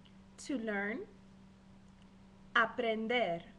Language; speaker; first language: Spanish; non-native, fluent; English